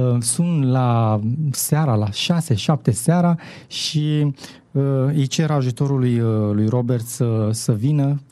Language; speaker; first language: Romanian; native; Romanian